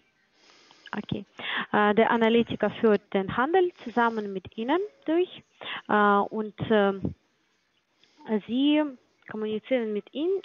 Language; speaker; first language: German; non-native, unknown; Polish